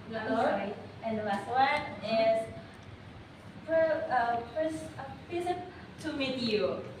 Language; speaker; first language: English; non-native, learner; Indonesian